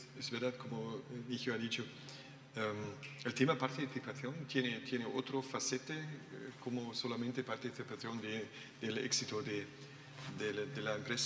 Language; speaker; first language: Spanish; non-native, learner; German